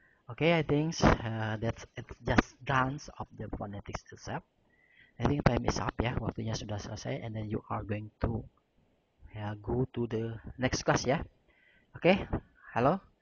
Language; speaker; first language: English; non-native, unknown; Indonesian